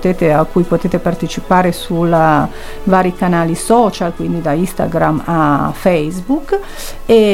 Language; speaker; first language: Italian; native; Italian